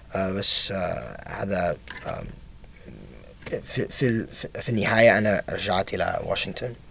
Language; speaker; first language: Arabic; non-native, learner; English